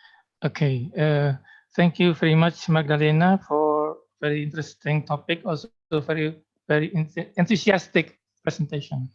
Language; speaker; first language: English; non-native, fluent; Indonesian